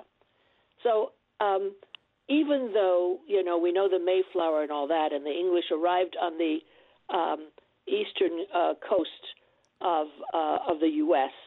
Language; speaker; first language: English; non-native, fluent; French